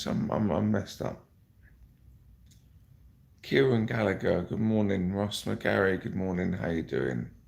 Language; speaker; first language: English; native; English